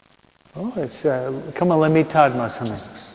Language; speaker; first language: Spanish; non-native, fluent; English